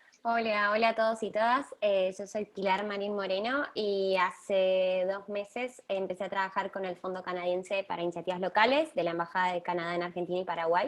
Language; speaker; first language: Spanish; native; Spanish